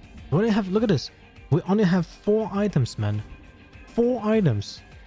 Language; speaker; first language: English; non-native, fluent; Polish